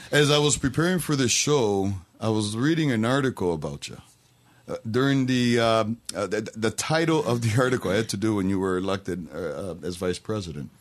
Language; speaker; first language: English; native; English